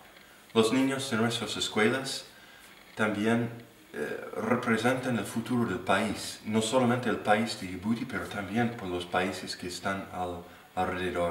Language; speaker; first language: Spanish; non-native, fluent; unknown